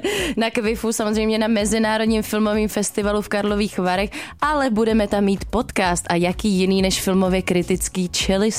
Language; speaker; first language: Czech; native; Czech